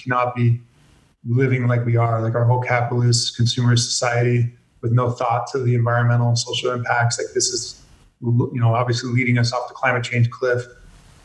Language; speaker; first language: English; native; English